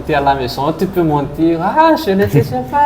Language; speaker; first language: French; non-native, local second language; Malagasy